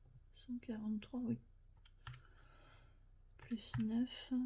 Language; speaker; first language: French; native; French